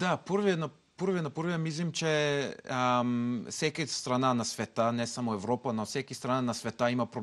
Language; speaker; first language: Bulgarian; non-native, learner; English